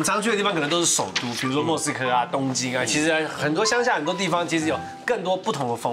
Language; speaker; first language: Chinese; native; Chinese